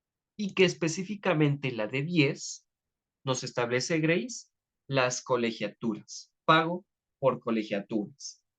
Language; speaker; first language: Spanish; native; Spanish